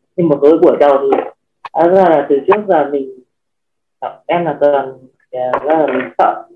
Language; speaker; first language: Vietnamese; native; Vietnamese